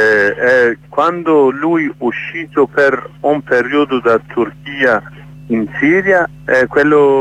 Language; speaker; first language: Italian; non-native, learner; Kurdish